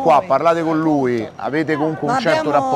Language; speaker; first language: Italian; native; Italian